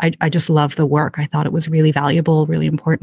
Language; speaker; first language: English; native; English